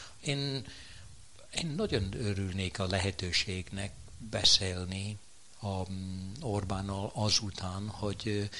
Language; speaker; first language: Hungarian; non-native, fluent; English